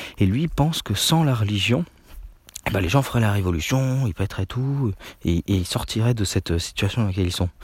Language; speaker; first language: French; native; French